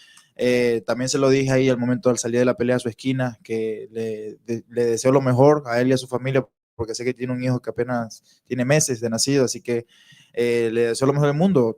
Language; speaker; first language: Spanish; native; Spanish